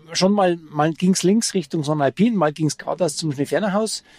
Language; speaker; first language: German; native; German